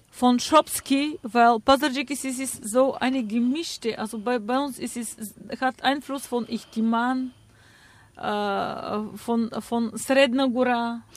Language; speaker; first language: German; non-native, fluent; Bulgarian